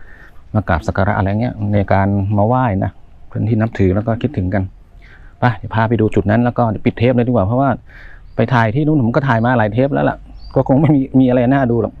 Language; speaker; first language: Thai; native; Thai